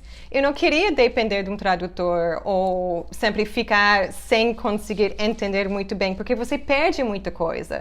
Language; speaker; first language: Portuguese; non-native, fluent; English